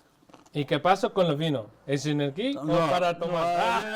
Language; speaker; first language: Spanish; non-native, learner; English